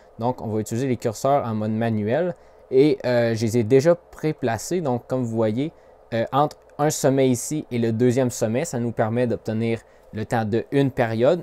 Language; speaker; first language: French; native; French